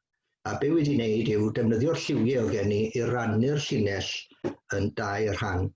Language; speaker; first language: Welsh; native; Welsh